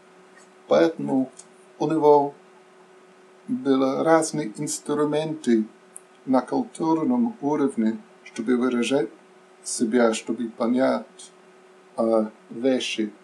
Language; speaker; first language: Russian; non-native, fluent; English